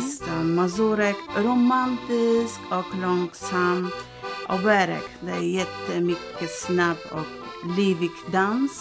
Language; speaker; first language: Swedish; non-native, learner; Polish